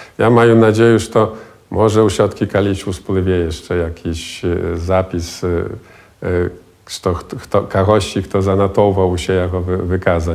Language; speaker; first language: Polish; non-native, local second language; Belarusian